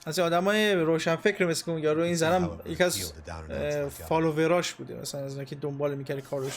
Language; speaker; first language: Persian; native; Persian